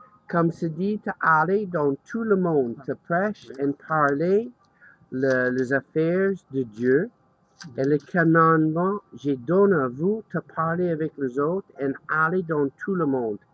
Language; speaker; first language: French; non-native, learner; English